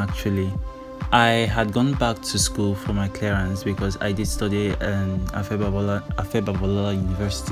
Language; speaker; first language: English; non-native, local second language; Igbo